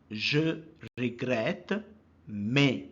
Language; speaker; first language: French; non-native, fluent; Telugu